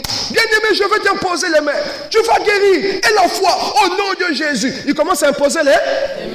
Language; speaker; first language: French; non-native, local second language; Lingala